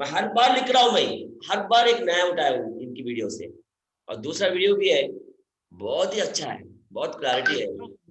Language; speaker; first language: Hindi; non-native, local second language; Telugu